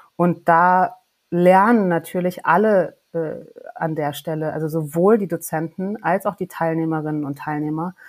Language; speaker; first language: German; native; German